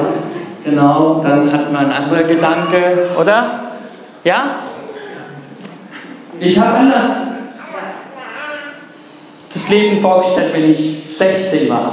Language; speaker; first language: German; non-native, fluent; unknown